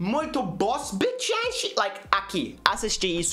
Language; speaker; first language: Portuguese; non-native, learner; English